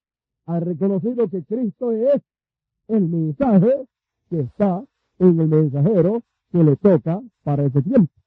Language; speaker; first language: Spanish; native; Spanish